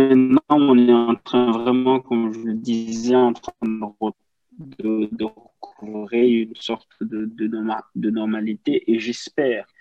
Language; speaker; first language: French; non-native, local second language; Kinyarwanda